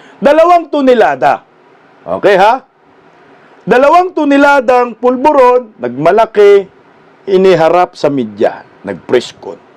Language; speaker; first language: Filipino; non-native, local second language; Cebuano